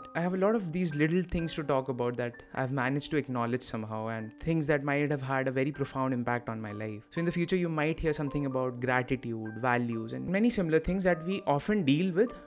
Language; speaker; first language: English; non-native, local second language; Hindi